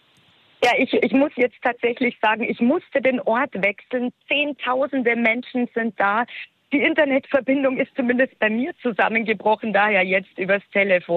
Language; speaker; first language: German; native; German